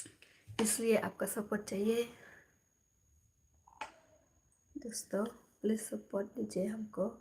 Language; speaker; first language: Hindi; non-native, local second language; Khasi